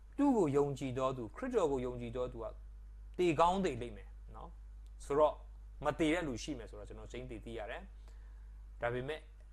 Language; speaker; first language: Burmese; non-native, local second language; Tedim Chin